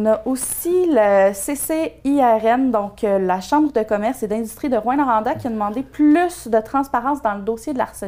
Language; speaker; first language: French; native; French